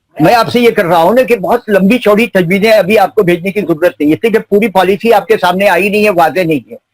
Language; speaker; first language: Urdu; native; Urdu